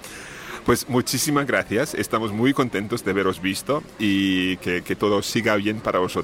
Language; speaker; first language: Spanish; non-native, fluent; English